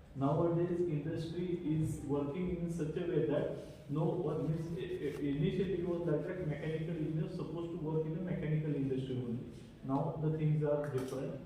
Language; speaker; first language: English; non-native, local second language; Marathi